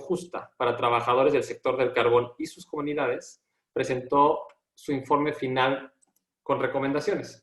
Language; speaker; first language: Spanish; native; Spanish